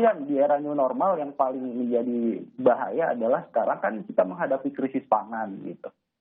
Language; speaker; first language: Indonesian; native; Indonesian